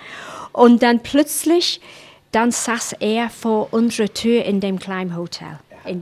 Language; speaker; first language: German; non-native, fluent; English